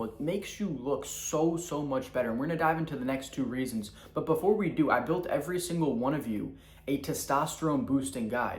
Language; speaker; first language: English; native; English